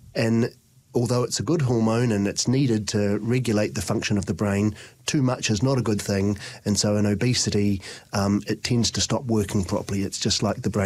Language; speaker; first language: English; native; English